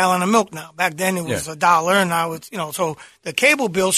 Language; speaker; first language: English; native; English